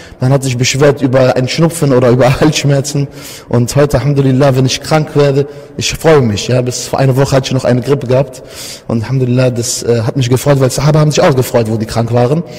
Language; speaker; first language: German; early bilingual, other home language; Italian